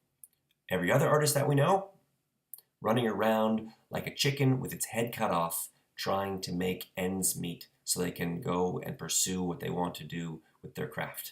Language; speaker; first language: English; native; English